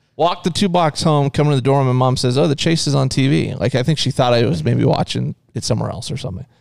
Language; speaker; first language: English; native; English